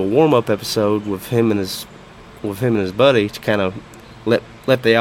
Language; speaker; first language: English; native; English